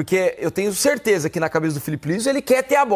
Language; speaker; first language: Portuguese; native; Portuguese